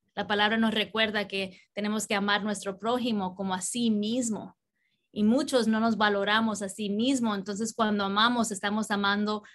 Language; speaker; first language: Spanish; early bilingual, heritage; Spanish